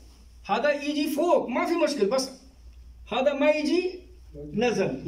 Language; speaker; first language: Arabic; non-native, learner; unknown